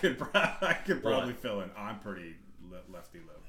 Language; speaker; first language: English; native; English